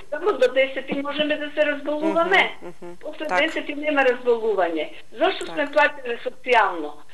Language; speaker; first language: Macedonian; native; Macedonian